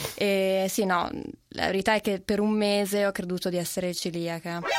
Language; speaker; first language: Italian; native; Italian